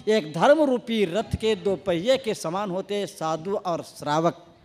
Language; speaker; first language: Hindi; non-native, local second language; Kannada